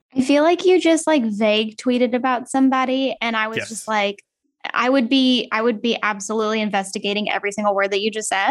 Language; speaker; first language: English; native; English